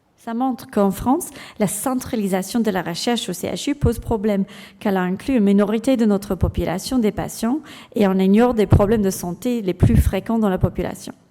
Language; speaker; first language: French; non-native, fluent; English